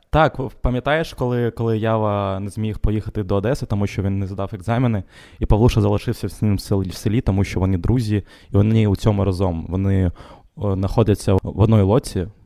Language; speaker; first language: Ukrainian; non-native, local second language; Russian